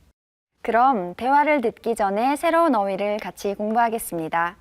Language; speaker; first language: Korean; native; Korean